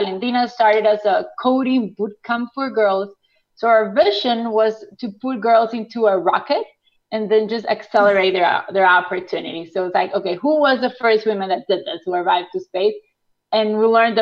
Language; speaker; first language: English; non-native, fluent; Spanish